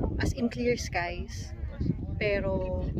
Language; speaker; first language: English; non-native, local second language; Filipino